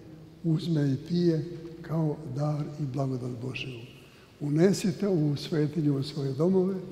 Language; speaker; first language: Serbian; native; Serbian